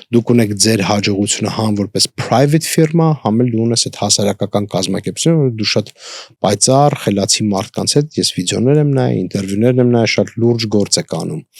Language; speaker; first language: Armenian; native; Armenian